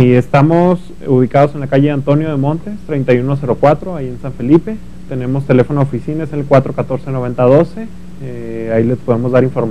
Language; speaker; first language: Spanish; native; Spanish